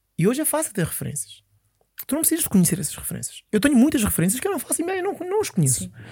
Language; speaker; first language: Portuguese; early bilingual, other home language; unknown